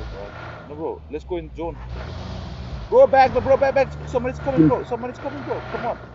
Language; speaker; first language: English; non-native, learner; Nepali